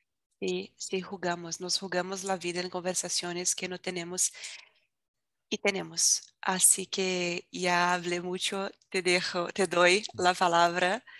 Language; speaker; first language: Spanish; non-native, fluent; Portuguese